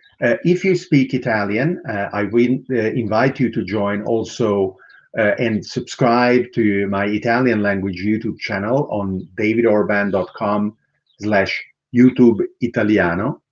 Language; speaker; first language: English; non-native, fluent; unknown